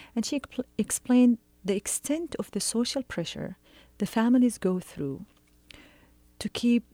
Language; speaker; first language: English; non-native, fluent; Arabic